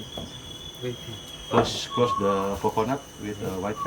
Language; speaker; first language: English; non-native, learner; Indonesian